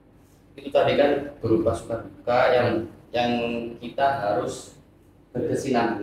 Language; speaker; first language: Indonesian; native; Indonesian